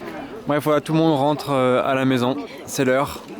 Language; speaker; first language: French; native; French